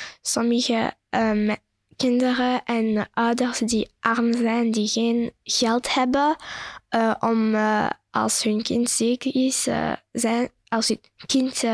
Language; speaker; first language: Dutch; non-native, local second language; French